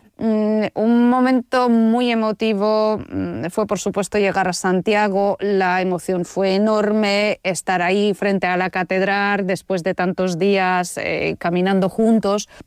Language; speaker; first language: Spanish; non-native, fluent; Polish